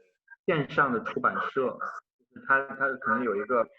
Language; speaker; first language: Chinese; native; Chinese